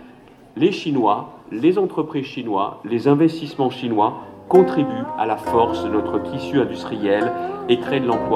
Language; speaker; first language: French; native; French